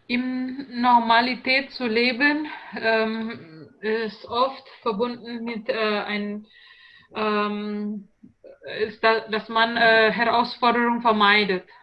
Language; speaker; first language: German; non-native, learner; Indonesian